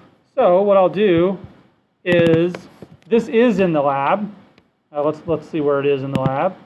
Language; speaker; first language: English; native; English